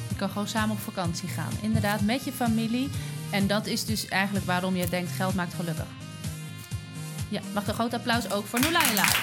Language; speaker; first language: Dutch; native; Dutch